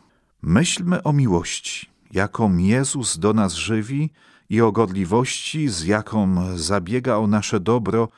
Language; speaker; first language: Polish; native; Polish